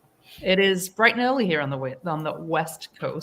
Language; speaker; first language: English; native; English